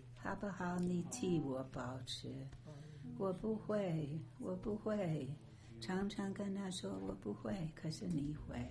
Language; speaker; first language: Chinese; non-native, fluent; English